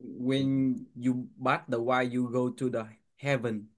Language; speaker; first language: English; non-native, learner; Vietnamese